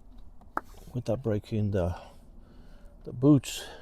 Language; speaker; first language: English; native; English